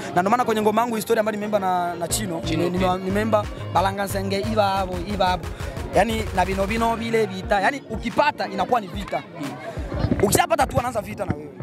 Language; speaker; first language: Swahili; non-native, local second language; Bembe